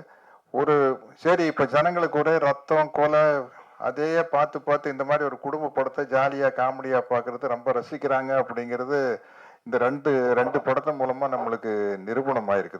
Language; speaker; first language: Tamil; native; Tamil